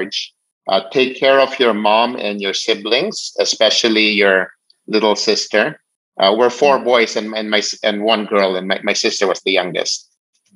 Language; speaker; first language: English; non-native, local second language; Filipino